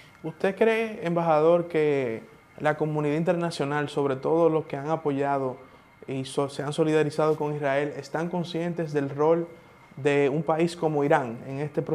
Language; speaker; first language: Spanish; native; Spanish